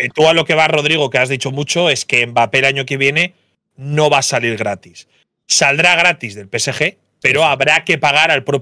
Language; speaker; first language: Spanish; native; Spanish